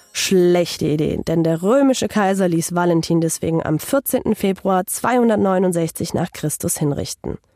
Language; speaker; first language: German; non-native, fluent; Hungarian